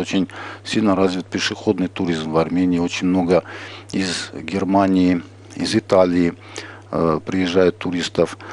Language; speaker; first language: Russian; non-native, local second language; Armenian